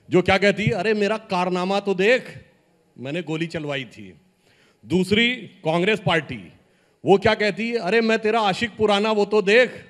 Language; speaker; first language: Hindi; native; Hindi